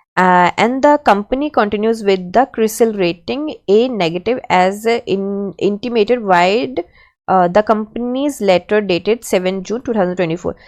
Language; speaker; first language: Hindi; native; Hindi